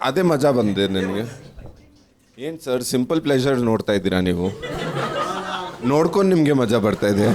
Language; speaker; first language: Kannada; non-native, learner; Punjabi